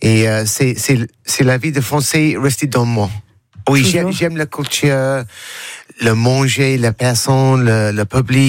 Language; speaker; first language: French; non-native, learner; English